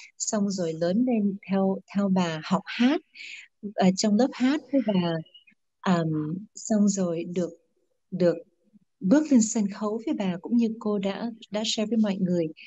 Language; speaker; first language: Vietnamese; early bilingual, heritage; Vietnamese